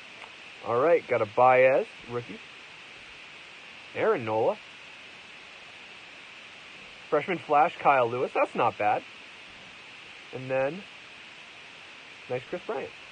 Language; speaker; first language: English; native; English